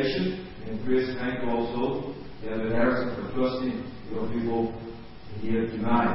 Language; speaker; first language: English; non-native, fluent; Portuguese